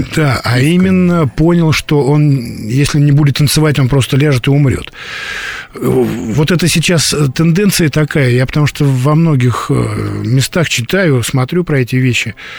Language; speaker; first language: Russian; native; Russian